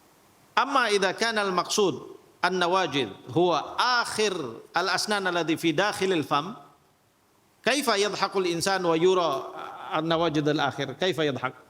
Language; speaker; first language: Arabic; non-native, fluent; Indonesian